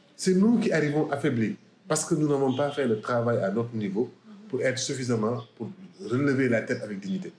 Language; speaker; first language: French; non-native, local second language; Wolof